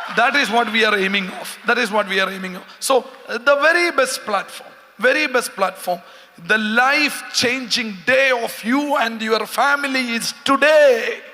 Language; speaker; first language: English; non-native, local second language; Malayalam